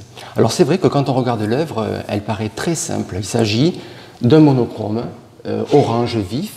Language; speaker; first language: French; native; French